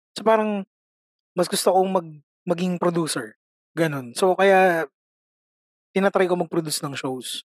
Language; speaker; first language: Filipino; native; Filipino